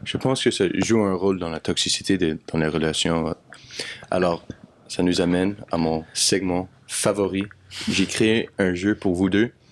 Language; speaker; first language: French; non-native, local second language; English